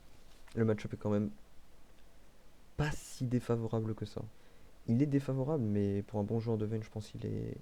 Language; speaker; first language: French; native; French